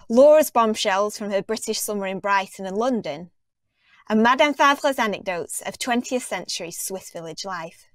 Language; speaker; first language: English; native; English